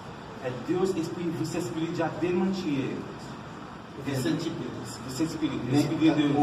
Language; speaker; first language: Portuguese; non-native, learner; Haitian Creole